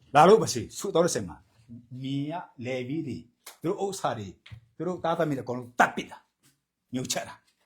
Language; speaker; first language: Burmese; non-native, local second language; Tedim Chin